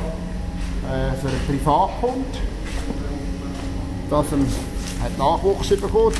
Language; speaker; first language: German; native; German